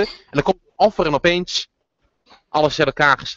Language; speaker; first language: Dutch; native; Dutch